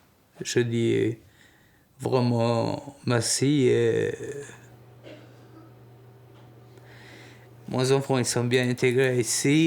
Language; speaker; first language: French; non-native, learner; Albanian